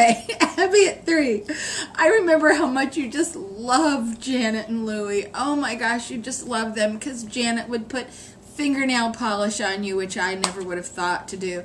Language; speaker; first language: English; native; English